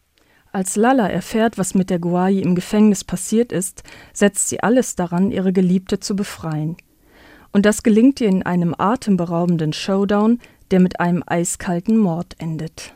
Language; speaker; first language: German; native; German